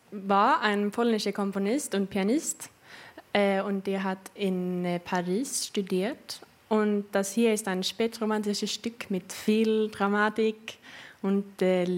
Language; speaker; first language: German; non-native, fluent; Swedish